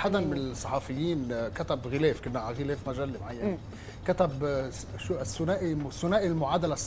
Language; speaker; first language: Arabic; native; Arabic